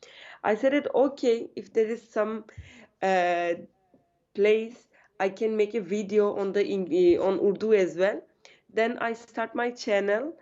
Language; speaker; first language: English; non-native, learner; Turkish